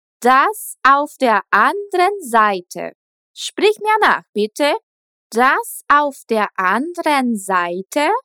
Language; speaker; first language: German; non-native, fluent; Portuguese